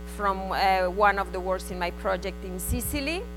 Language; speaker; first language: English; non-native, fluent; Spanish